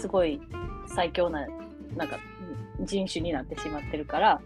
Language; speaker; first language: Japanese; early bilingual, heritage; Japanese